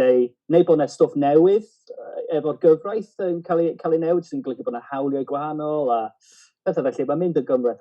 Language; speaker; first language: Welsh; native; Welsh